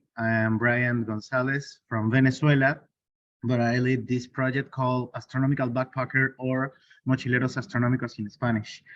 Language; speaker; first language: English; non-native, learner; Spanish